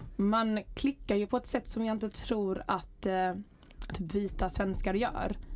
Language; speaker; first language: Swedish; early bilingual, other home language; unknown